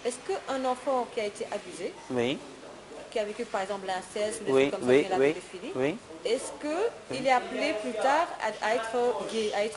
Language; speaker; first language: French; non-native, local second language; Wolof